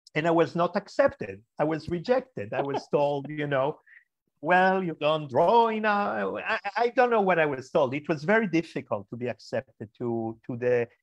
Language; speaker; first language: English; early bilingual, other home language; Spanish